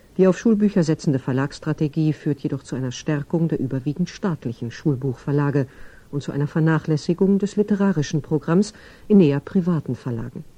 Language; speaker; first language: German; native; German